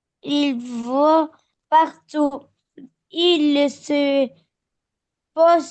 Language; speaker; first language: French; non-native, learner; Arabic